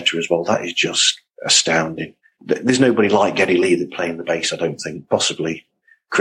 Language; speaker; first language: English; native; English